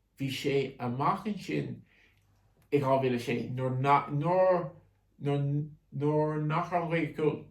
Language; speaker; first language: Irish; native; Irish